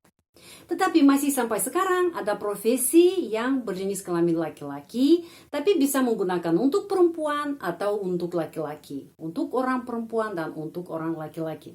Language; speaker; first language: Indonesian; non-native, fluent; Russian